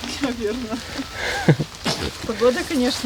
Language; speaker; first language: Russian; native; Russian